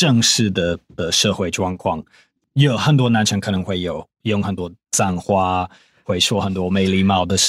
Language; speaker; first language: Chinese; non-native, fluent; English